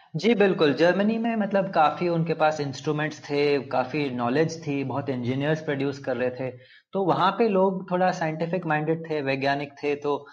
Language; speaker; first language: Hindi; non-native, local second language; Telugu